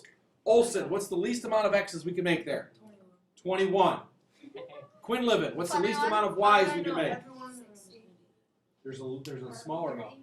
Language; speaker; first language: English; native; English